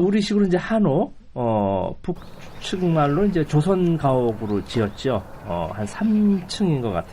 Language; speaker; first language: Korean; native; Korean